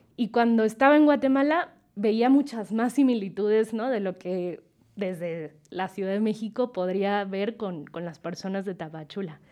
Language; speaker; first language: Spanish; native; Spanish